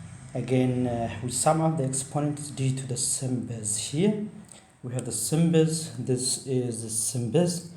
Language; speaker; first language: English; non-native, fluent; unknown